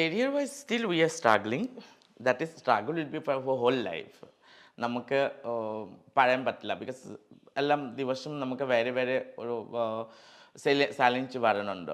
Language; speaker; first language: Malayalam; non-native, learner; Assamese